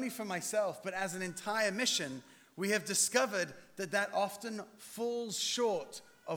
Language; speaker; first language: English; native; English